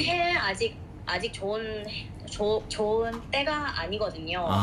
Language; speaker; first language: Korean; non-native, fluent; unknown